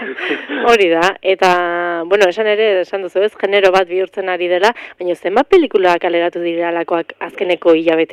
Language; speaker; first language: Basque; native; Basque